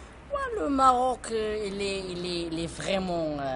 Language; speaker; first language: French; non-native, learner; Arabic